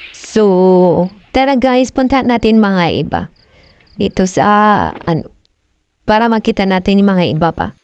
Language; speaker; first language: Filipino; non-native, local second language; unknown